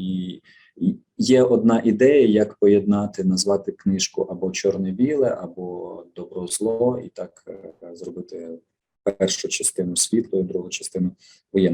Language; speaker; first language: Ukrainian; native; Ukrainian